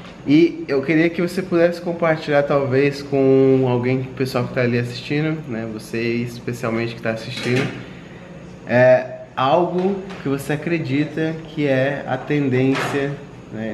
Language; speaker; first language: Portuguese; native; Portuguese